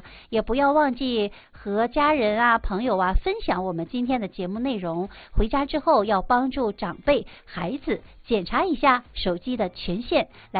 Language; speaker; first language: Chinese; native; Chinese